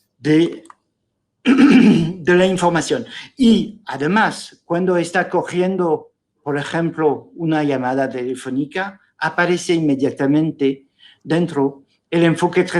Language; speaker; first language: Spanish; non-native, fluent; French